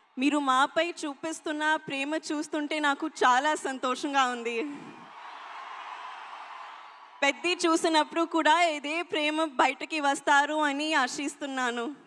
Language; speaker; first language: Telugu; non-native, learner; Hindi